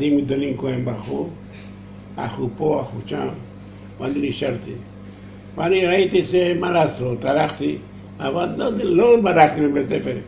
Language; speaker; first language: Hebrew; non-native, learner; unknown